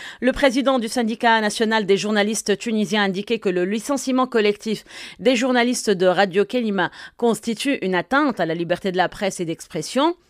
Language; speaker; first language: French; non-native, local second language; Arabic